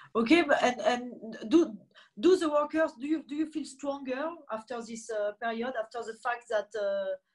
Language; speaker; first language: English; non-native, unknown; French